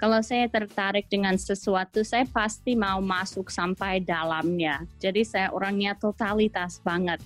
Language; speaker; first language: Indonesian; non-native, fluent; English